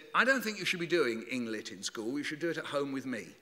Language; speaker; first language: English; native; English